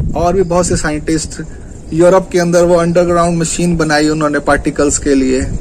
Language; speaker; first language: Hindi; non-native, local second language; Marathi